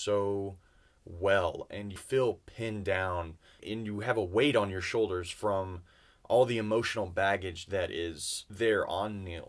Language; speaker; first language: English; native; English